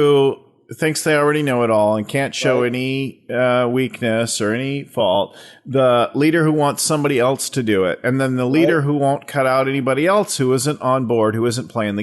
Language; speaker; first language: English; native; English